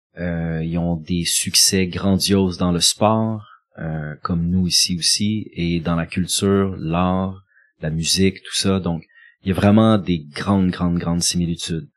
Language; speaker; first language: French; native; French